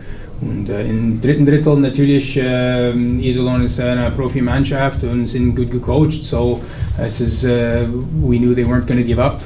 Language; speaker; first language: German; non-native, learner; English